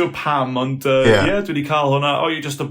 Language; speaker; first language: Welsh; non-native, local second language; English